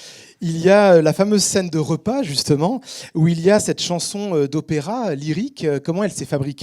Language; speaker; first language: French; native; French